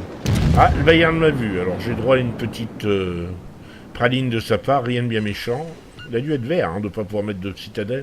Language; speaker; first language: French; native; French